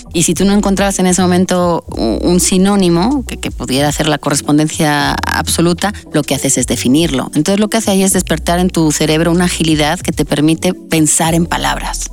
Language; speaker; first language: Spanish; native; Spanish